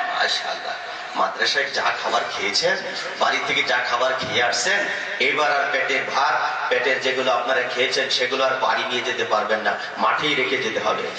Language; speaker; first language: Bangla; non-native, local second language; Assamese